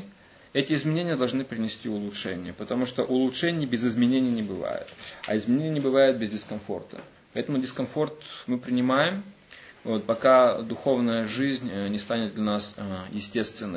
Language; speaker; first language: Russian; native; Russian